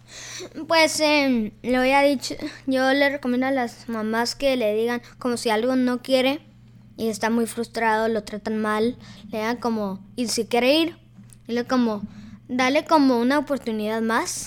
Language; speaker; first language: Spanish; early bilingual, heritage; Spanish